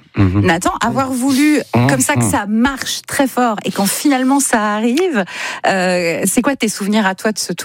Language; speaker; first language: French; native; French